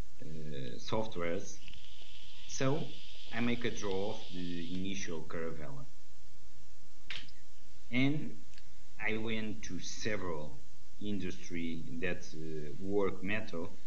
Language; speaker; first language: English; non-native, learner; Portuguese